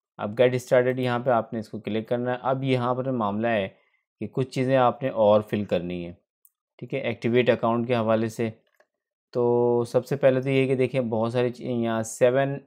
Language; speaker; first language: Urdu; native; Urdu